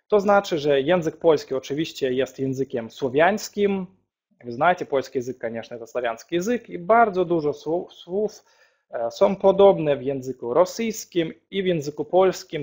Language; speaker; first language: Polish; non-native, fluent; Russian